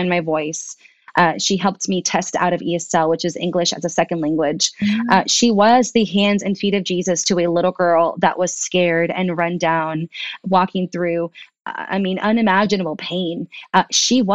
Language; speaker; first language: English; early bilingual, other home language; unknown